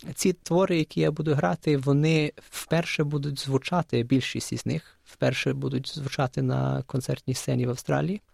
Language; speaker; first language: Ukrainian; early bilingual, other home language; English